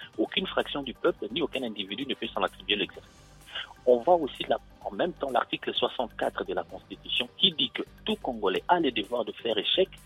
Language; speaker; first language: French; non-native, local second language; Lingala